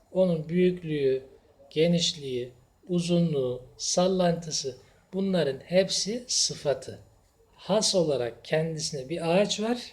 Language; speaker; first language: Turkish; native; Turkish